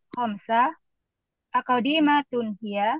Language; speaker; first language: Arabic; non-native, learner; Indonesian